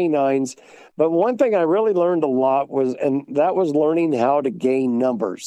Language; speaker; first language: English; native; English